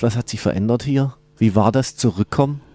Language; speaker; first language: German; native; German